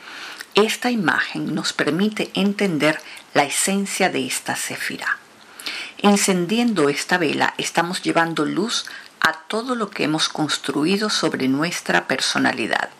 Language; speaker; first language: Spanish; native; Spanish